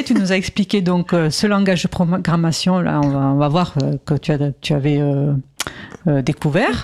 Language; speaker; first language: French; native; French